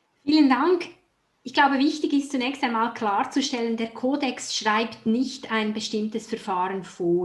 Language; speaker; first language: German; native; German